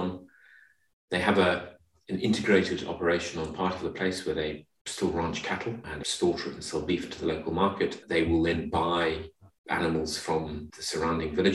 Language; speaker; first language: English; native; English